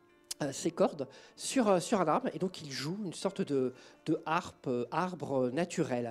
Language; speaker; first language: French; native; French